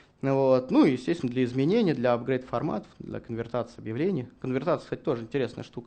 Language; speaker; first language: Russian; native; Russian